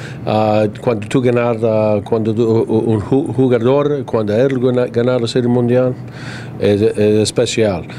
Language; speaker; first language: Spanish; non-native, learner; English